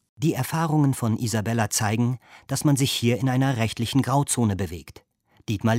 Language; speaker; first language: German; native; German